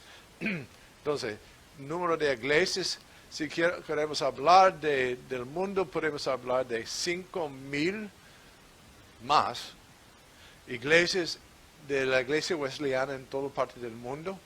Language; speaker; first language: Spanish; non-native, fluent; English